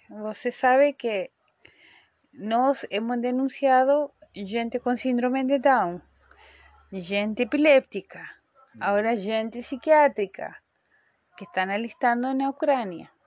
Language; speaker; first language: Portuguese; non-native, fluent; Spanish